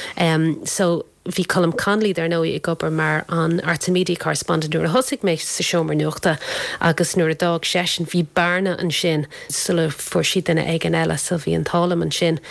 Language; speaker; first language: Irish; non-native, local second language; English